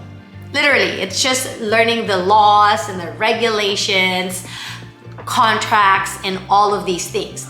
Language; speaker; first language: English; non-native, local second language; Filipino